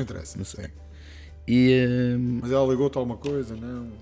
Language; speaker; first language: Portuguese; native; Portuguese